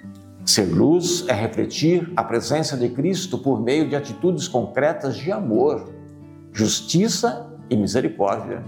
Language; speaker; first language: Portuguese; native; Portuguese